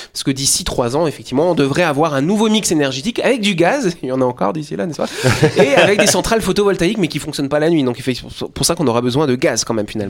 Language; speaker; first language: French; native; French